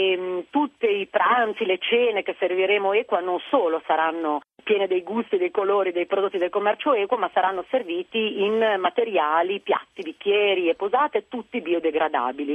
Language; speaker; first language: Italian; native; Italian